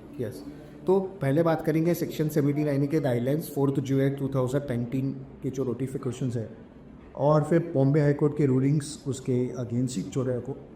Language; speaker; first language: Hindi; non-native, local second language; Marathi